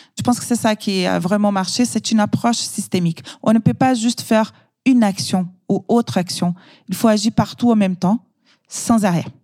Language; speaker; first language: French; non-native, fluent; Portuguese